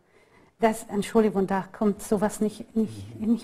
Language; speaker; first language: German; non-native, fluent; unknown